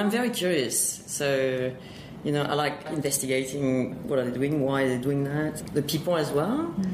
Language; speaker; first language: English; non-native, fluent; French